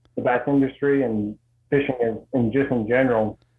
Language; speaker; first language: English; native; English